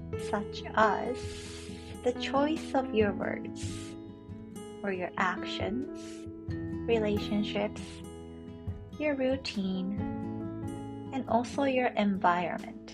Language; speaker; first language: English; non-native, fluent; Japanese